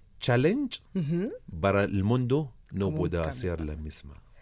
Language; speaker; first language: Spanish; non-native, learner; Arabic